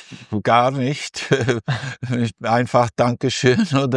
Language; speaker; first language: German; non-native, fluent; Albanian